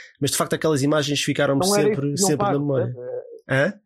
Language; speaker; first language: Portuguese; native; Portuguese